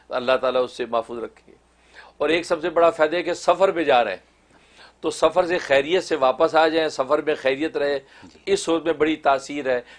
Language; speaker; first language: Hindi; non-native, local second language; Kashmiri